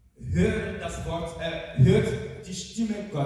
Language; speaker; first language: German; non-native, fluent; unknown